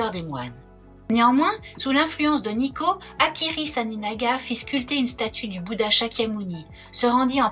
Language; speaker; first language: French; native; French